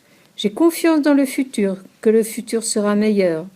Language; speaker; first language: French; non-native, learner; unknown